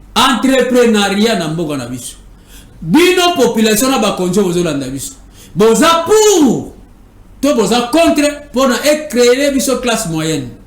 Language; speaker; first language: Lingala; native; Lingala